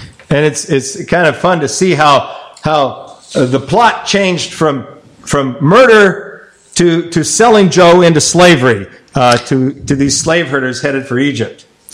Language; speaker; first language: English; native; English